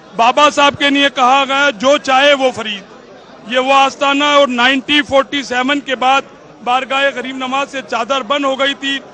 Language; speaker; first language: Urdu; native; Urdu